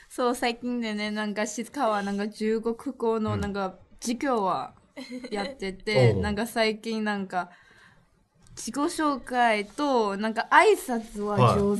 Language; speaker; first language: Japanese; non-native, learner; Chinese